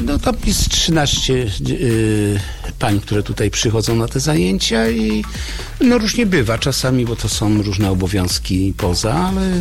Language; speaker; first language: Polish; native; Polish